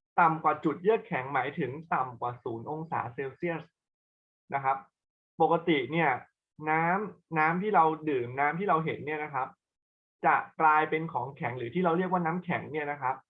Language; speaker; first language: Thai; native; Thai